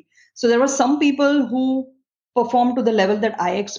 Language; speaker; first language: English; non-native, local second language; Marathi